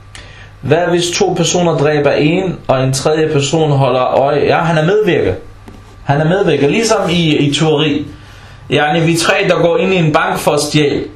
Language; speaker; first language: Danish; early bilingual, other home language; Arabic